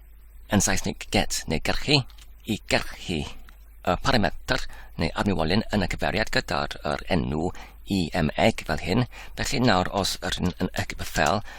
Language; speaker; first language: Welsh; non-native, learner; English